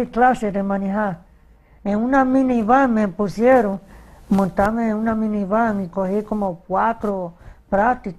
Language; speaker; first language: Spanish; early bilingual, heritage; Spanish